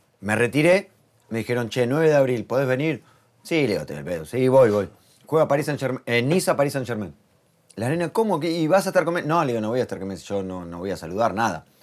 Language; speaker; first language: Spanish; native; Spanish